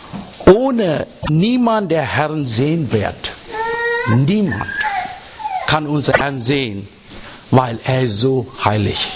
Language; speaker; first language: German; non-native, fluent; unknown